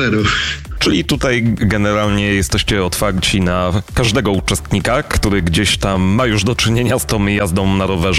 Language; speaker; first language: Polish; native; Polish